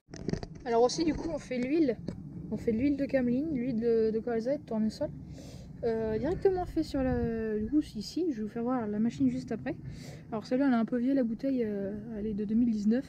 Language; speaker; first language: French; native; French